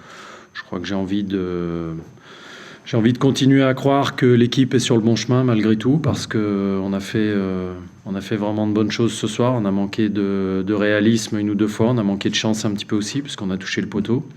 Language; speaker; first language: French; native; French